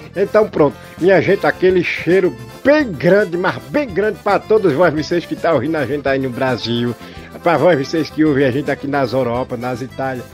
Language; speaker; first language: Portuguese; native; Portuguese